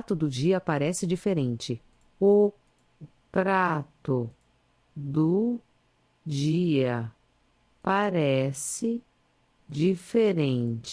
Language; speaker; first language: Portuguese; non-native, learner; English